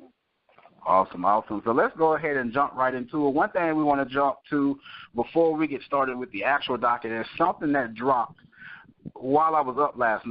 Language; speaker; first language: English; native; English